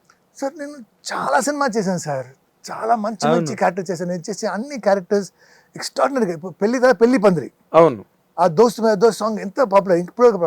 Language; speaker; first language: Telugu; non-native, local second language; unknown